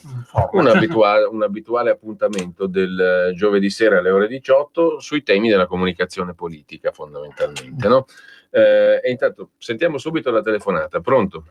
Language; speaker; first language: Italian; native; Italian